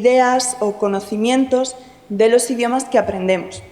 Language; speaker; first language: Spanish; native; Spanish